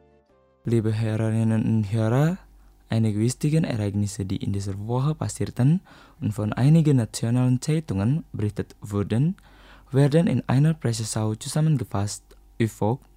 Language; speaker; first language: German; non-native, fluent; Indonesian